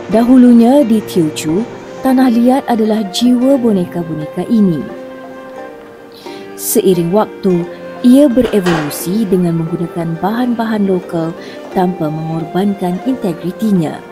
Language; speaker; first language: Malay; native; Malay